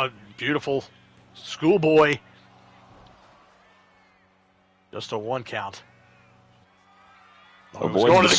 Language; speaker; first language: English; native; English